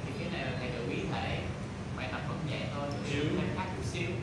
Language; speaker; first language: Vietnamese; native; Vietnamese